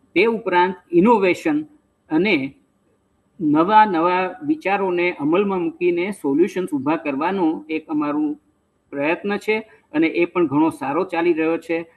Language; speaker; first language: Gujarati; native; Gujarati